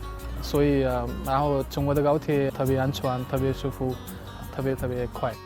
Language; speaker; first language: Chinese; non-native, learner; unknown